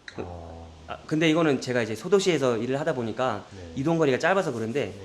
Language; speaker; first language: Korean; early bilingual, heritage; Korean